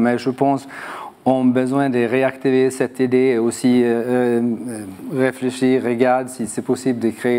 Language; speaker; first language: French; non-native, learner; Swedish